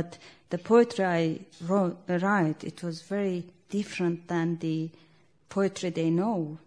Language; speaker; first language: English; non-native, learner; Kurdish